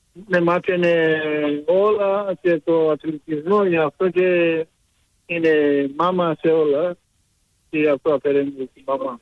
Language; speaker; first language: Greek; early bilingual, heritage; Greek